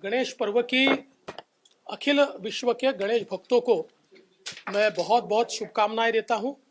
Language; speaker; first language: Hindi; non-native, local second language; Marathi